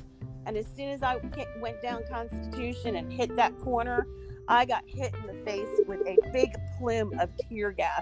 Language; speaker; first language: English; native; English